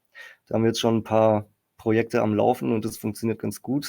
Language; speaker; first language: German; native; German